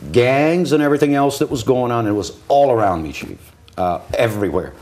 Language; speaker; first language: English; early bilingual, other home language; Armenian